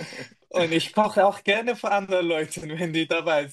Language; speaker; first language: German; non-native, fluent; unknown